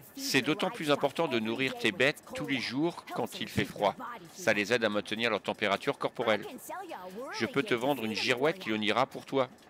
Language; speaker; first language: French; native; French